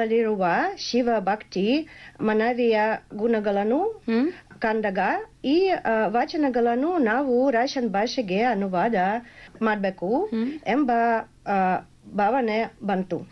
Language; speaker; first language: Kannada; non-native, learner; Russian